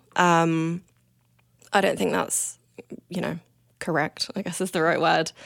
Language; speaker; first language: English; native; English